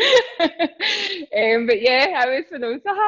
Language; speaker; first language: English; native; English